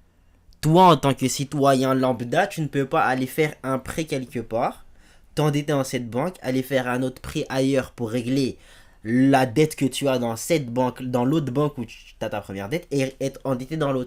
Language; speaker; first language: French; native; French